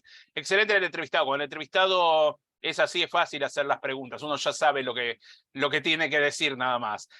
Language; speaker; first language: Spanish; native; Spanish